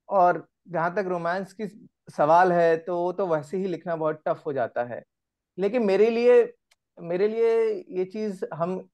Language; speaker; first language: Hindi; native; Hindi